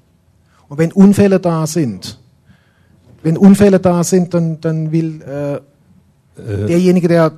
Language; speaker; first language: German; native; German